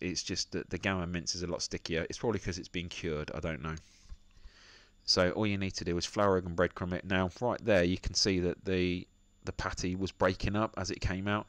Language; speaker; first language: English; native; English